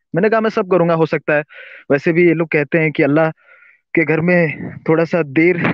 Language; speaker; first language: Hindi; non-native, local second language; Urdu